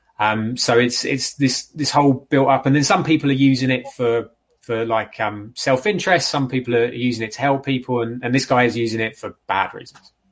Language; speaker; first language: English; native; English